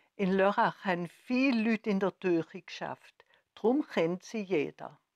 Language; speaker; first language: German; native; German